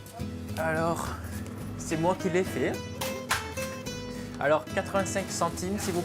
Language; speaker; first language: French; non-native, local second language; German